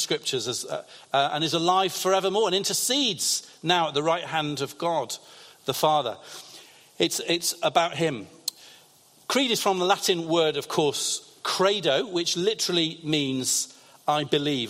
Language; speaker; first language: English; native; English